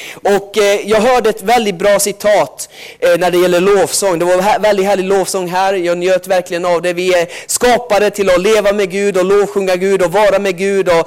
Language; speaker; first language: Swedish; early bilingual, other home language; Finnish